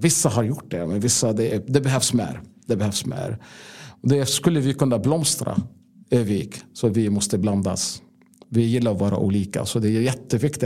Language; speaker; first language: Swedish; non-native, fluent; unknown